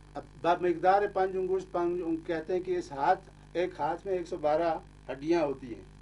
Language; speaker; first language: Urdu; non-native, local second language; Kashmiri